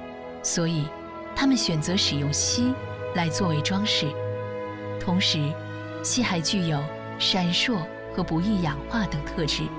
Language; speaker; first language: Chinese; native; Chinese